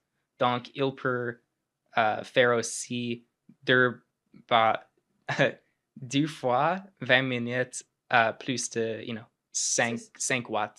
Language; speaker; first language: French; non-native, local second language; English